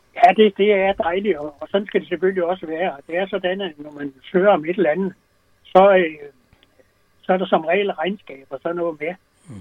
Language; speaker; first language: Danish; native; Danish